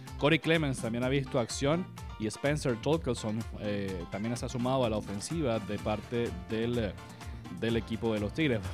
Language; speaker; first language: Spanish; native; Spanish